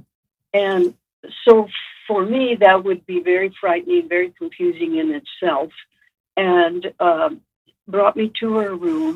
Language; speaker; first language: English; native; English